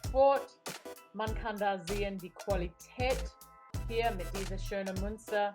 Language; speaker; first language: German; non-native, learner; English